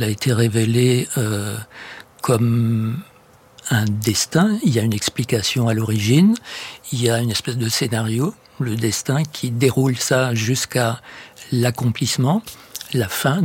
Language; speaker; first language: French; native; French